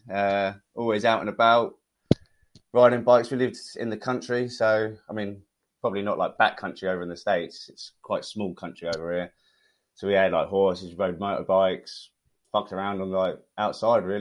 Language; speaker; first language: English; native; English